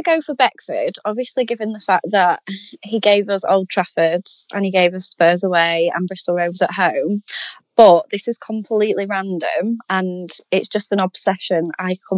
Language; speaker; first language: English; native; English